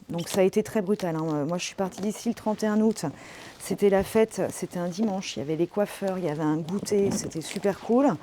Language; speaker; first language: French; native; French